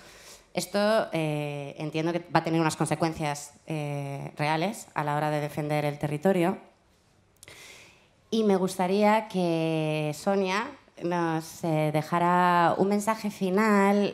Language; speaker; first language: Spanish; native; Spanish